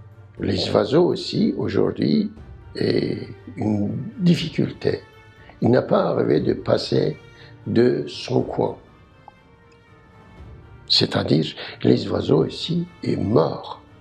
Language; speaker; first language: French; non-native, learner; Turkish